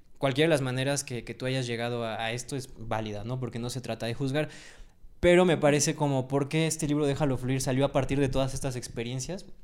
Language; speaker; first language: Spanish; native; Spanish